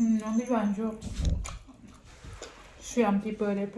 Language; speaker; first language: French; non-native, learner; Indonesian